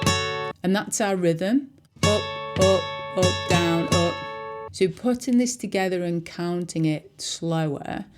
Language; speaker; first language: English; native; English